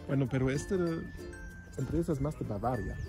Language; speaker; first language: Spanish; non-native, learner; German